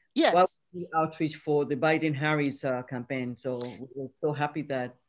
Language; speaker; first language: English; non-native, local second language; Yoruba